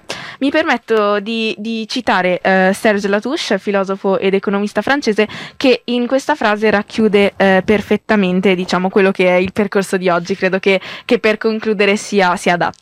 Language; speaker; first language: Italian; native; Italian